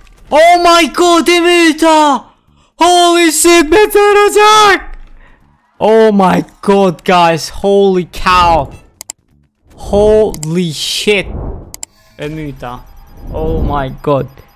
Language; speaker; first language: English; non-native, learner; Albanian